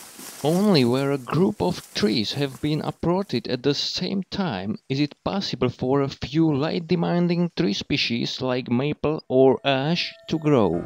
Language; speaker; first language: English; non-native, fluent; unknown